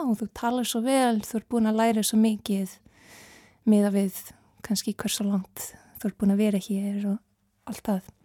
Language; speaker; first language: Icelandic; non-native, fluent; Serbian